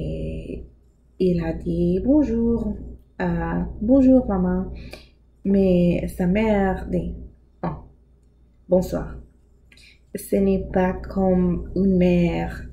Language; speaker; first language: French; non-native, learner; English